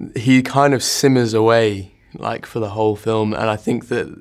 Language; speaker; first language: English; native; English